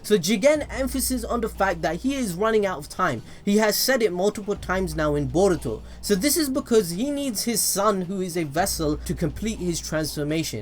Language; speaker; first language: English; native; English